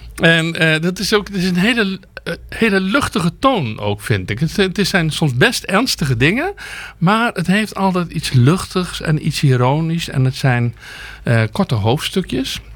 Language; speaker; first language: Dutch; native; Dutch